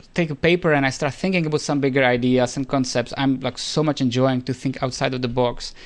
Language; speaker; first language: English; non-native, fluent; Czech